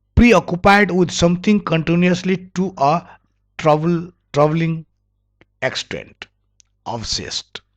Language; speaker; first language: English; non-native, local second language; Nepali